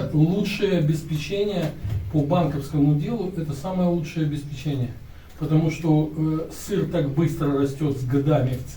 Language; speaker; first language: Russian; native; Russian